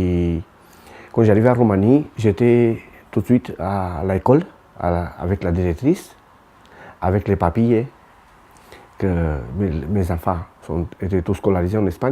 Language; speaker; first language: French; non-native, local second language; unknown